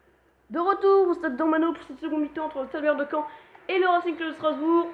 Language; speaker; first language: French; native; French